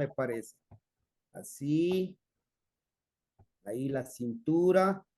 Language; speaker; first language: Spanish; native; Spanish